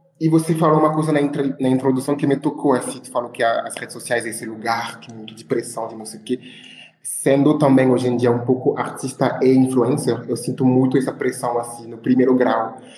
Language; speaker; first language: Portuguese; non-native, fluent; French